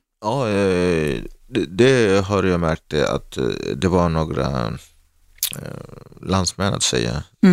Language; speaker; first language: Swedish; non-native, learner; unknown